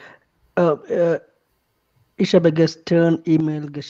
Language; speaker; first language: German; non-native, learner; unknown